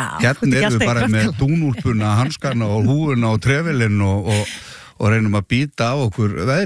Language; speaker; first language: Icelandic; native; Icelandic